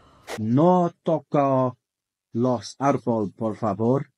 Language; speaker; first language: Spanish; non-native, learner; English